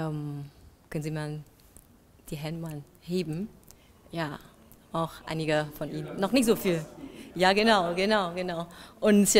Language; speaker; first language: German; non-native, fluent; Vietnamese